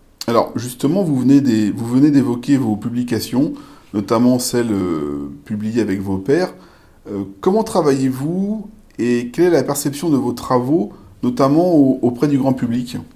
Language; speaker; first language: French; native; French